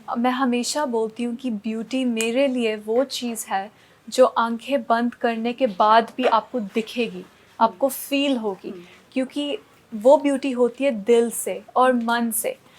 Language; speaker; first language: Hindi; non-native, local second language; Punjabi